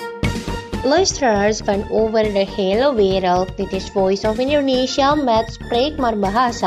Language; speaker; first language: Dutch; non-native, learner; Indonesian